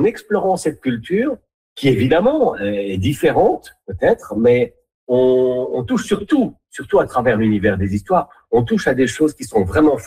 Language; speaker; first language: French; native; French